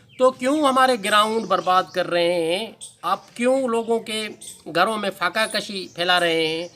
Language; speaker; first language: Urdu; non-native, local second language; Sindhi